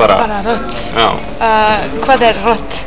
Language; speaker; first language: Icelandic; non-native, learner; English